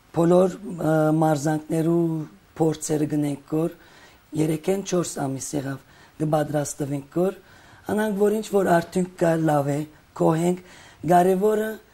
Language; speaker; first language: Armenian; early bilingual, heritage; Armenian